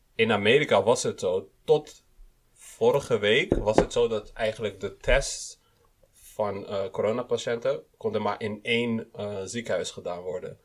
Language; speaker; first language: Dutch; early bilingual, other home language; Kinyarwanda